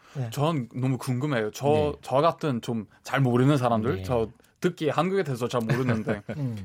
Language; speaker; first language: Korean; non-native, fluent; Swedish